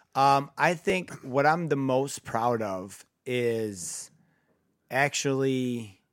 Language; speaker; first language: English; native; English